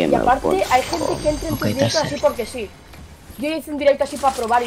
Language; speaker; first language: Spanish; native; Spanish